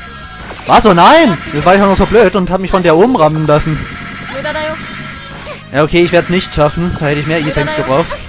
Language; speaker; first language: German; native; German